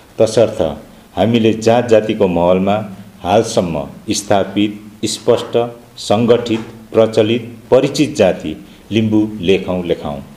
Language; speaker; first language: Nepali; non-native, local second language; Limbu